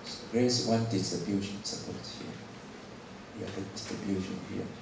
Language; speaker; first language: English; non-native, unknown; Chinese